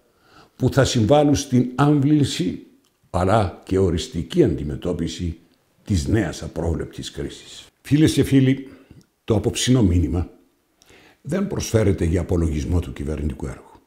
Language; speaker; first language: Greek; native; Greek